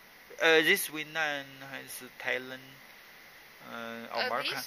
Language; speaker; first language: English; non-native, learner; Chinese